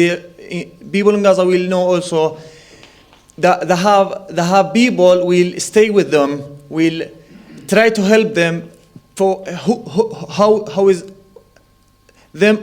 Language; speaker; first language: English; non-native, learner; Arabic